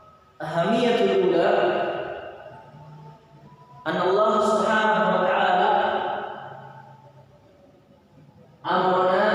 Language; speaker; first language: Arabic; non-native, fluent; Indonesian